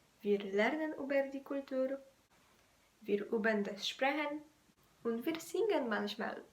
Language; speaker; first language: German; non-native, learner; Polish